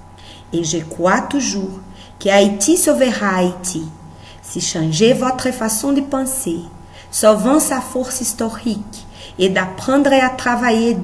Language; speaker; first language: French; non-native, learner; Portuguese